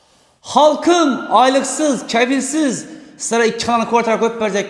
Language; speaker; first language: Uzbek; native; Uzbek